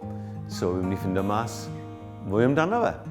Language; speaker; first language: Welsh; native; Welsh